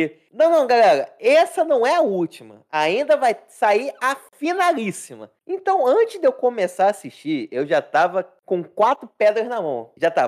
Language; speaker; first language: Portuguese; native; Portuguese